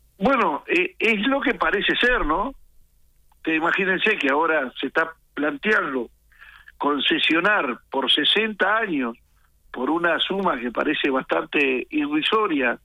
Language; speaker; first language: Spanish; native; Spanish